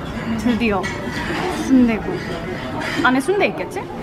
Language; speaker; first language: Korean; non-native, fluent; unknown